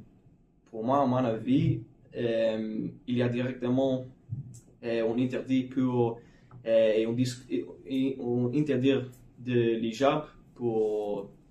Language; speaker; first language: French; non-native, learner; English